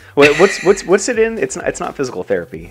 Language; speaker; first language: English; native; English